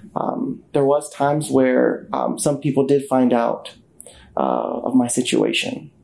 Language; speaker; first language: English; native; English